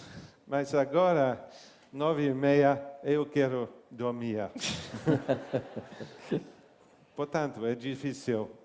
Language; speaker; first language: Portuguese; non-native, learner; English